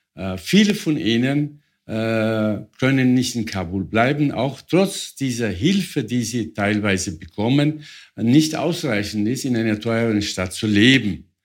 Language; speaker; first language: German; non-native, fluent; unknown